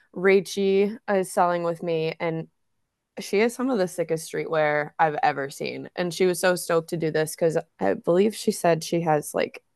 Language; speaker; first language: English; native; English